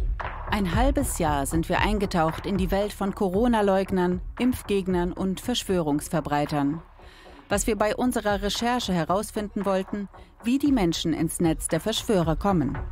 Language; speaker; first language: German; native; German